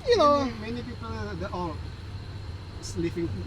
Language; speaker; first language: English; non-native, learner; Indonesian